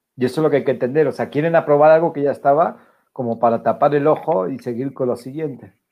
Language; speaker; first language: Spanish; native; Spanish